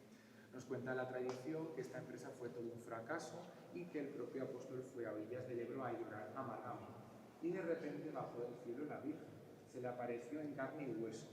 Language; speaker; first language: Spanish; native; Spanish